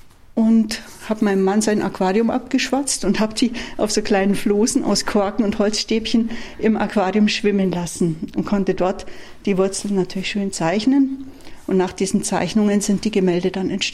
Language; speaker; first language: German; native; German